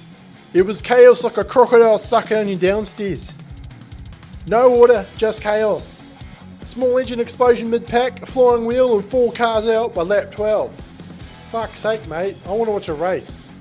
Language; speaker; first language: English; native; English